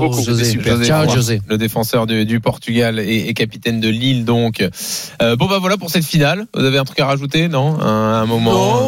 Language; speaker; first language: French; native; French